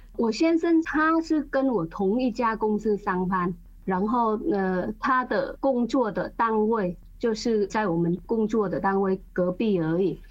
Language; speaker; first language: Chinese; non-native, fluent; Vietnamese